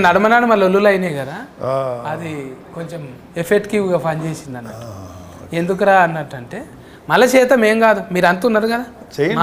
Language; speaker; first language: Telugu; native; Telugu